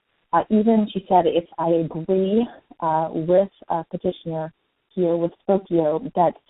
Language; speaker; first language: English; native; English